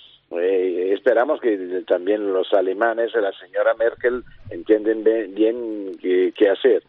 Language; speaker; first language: Spanish; non-native, fluent; Italian